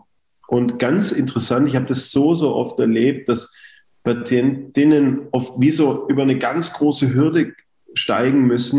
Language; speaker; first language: German; native; German